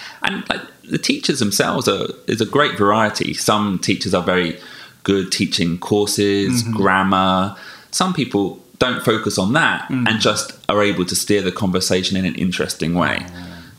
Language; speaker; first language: English; native; English